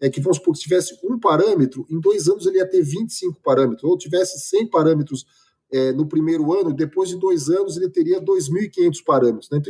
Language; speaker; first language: Portuguese; native; Portuguese